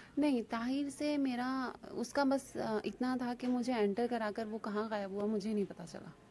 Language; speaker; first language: Hindi; native; Hindi